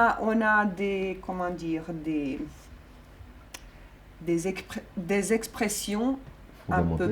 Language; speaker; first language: French; non-native, fluent; Bosnian